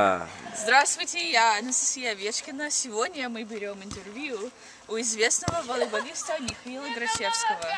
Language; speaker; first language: Russian; non-native, learner; English